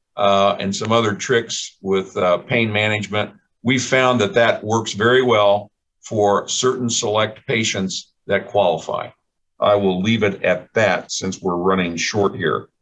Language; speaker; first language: English; native; English